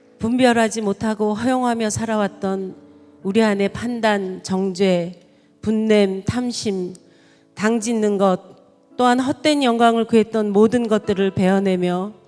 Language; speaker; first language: Korean; native; Korean